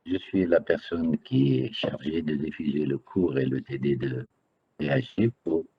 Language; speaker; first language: French; non-native, local second language; Arabic